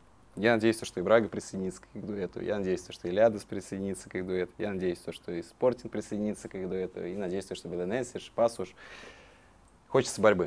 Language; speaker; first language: Russian; native; Russian